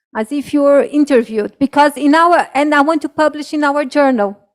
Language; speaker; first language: English; non-native, fluent; Portuguese